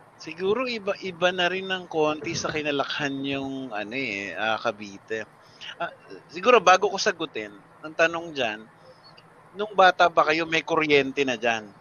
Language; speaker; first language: Filipino; native; Filipino